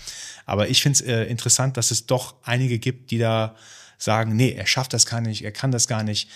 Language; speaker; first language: German; early bilingual, other home language; Persian